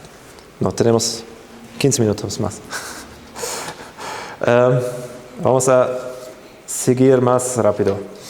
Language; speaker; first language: Spanish; non-native, fluent; German